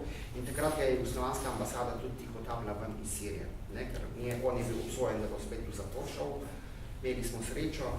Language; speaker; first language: Slovenian; early bilingual, heritage; Arabic